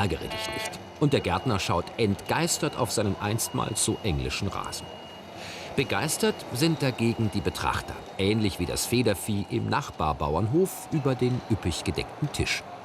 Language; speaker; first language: German; native; German